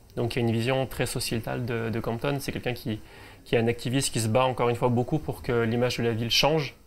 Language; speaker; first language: French; native; French